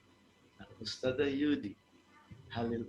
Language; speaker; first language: Arabic; non-native, fluent; Indonesian